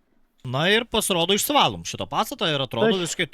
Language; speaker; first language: Lithuanian; native; Lithuanian